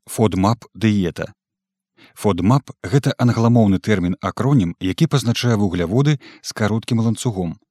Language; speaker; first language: Belarusian; native; Belarusian